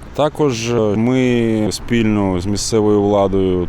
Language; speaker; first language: Ukrainian; native; Ukrainian